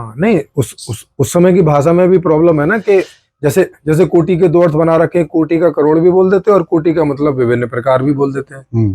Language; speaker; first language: Hindi; native; Hindi